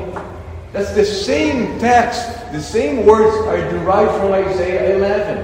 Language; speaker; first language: English; non-native, fluent; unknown